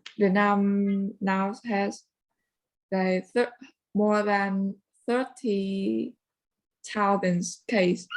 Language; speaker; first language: English; non-native, learner; Vietnamese